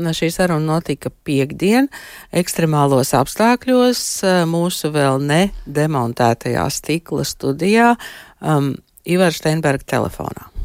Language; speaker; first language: Latvian; native; Latvian